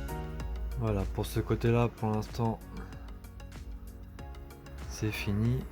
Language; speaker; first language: French; native; French